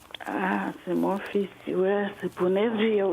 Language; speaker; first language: French; non-native, learner; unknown